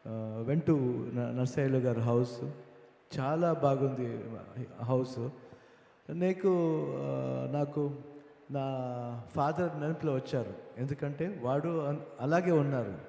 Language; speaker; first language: Telugu; non-native, learner; Kannada